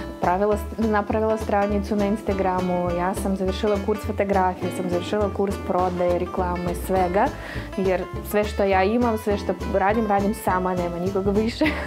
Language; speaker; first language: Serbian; non-native, fluent; Russian